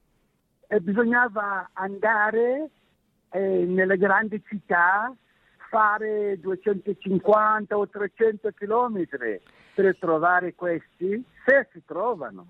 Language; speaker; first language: Italian; non-native, fluent; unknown